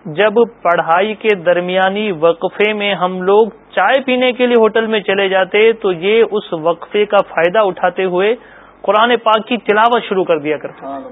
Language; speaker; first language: Urdu; native; Urdu